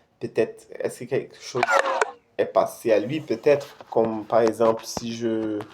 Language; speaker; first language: French; non-native, fluent; Portuguese